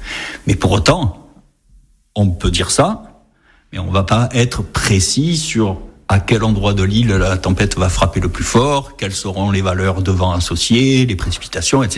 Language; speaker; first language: French; native; French